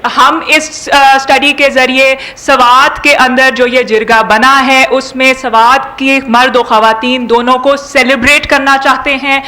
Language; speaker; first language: Urdu; non-native, local second language; Pashto